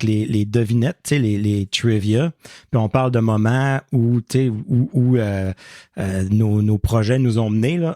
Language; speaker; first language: French; native; French